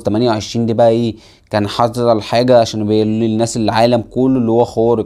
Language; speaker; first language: Arabic; native; Arabic